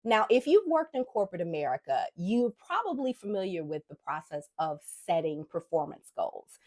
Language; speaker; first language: English; native; English